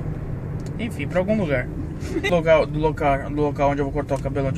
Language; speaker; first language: Portuguese; native; Portuguese